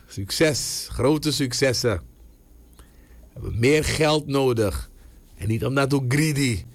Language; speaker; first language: Dutch; native; Dutch